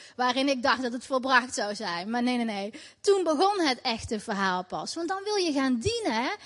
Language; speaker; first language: Dutch; native; Dutch